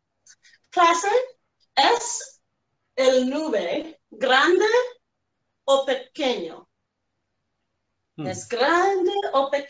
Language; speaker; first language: Spanish; non-native, fluent; English